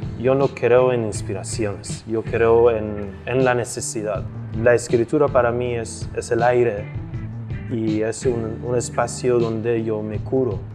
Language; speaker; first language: Spanish; non-native, fluent; Persian